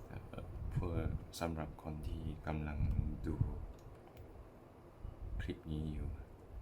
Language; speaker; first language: Thai; non-native, learner; English